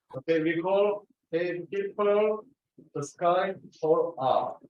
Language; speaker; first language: English; non-native, fluent; Korean